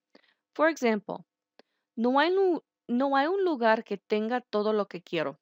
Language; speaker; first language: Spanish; non-native, fluent; English